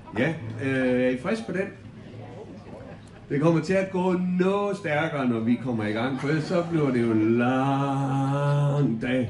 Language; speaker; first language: Danish; native; Danish